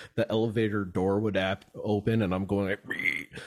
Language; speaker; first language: English; native; English